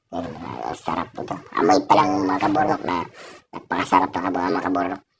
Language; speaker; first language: Filipino; non-native, local second language; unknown